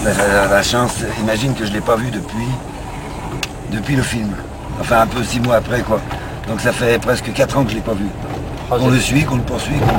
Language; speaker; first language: French; native; French